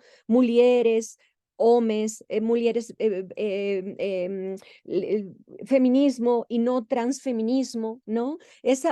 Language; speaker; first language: Portuguese; non-native, fluent; Spanish